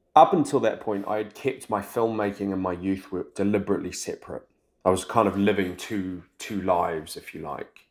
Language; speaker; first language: English; native; English